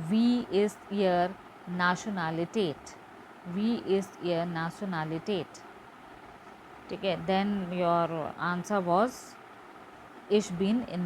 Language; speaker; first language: German; non-native, learner; Hindi